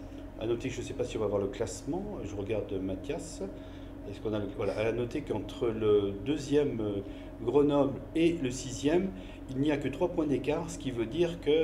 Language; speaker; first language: French; native; French